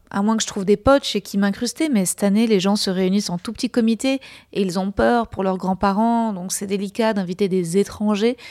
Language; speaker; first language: French; native; French